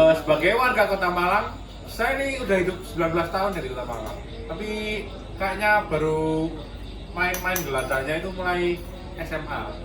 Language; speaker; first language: Indonesian; native; Indonesian